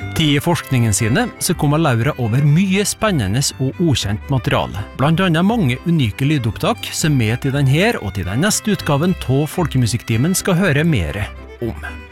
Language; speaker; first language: Norwegian; native; Norwegian